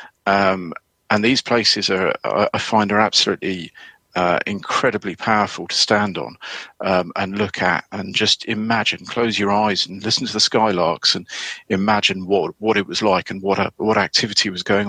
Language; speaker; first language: English; native; English